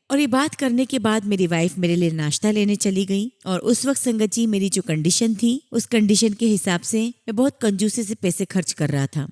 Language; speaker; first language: Hindi; native; Hindi